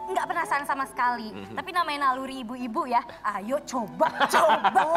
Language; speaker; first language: Indonesian; native; Indonesian